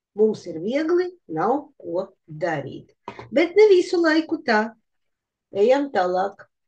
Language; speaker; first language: Latvian; non-native, local second language; Russian